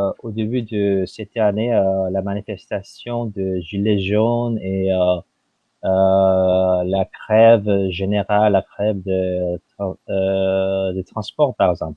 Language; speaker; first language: French; non-native, fluent; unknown